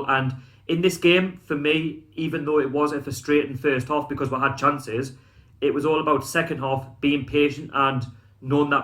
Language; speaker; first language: English; native; English